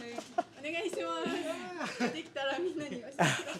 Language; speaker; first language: Japanese; non-native, fluent; Chinese